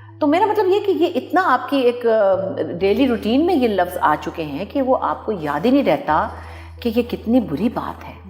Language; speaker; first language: Urdu; native; Urdu